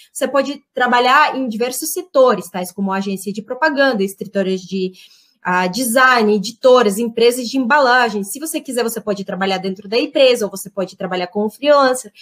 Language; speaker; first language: Portuguese; non-native, fluent; Russian